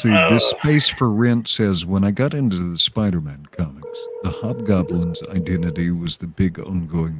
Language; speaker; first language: English; native; English